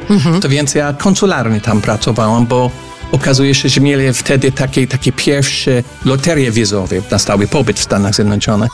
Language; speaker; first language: Polish; non-native, fluent; English